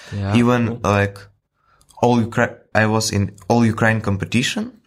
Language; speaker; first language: English; non-native, fluent; Ukrainian